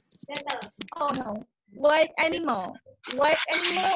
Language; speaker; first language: English; non-native, learner; Indonesian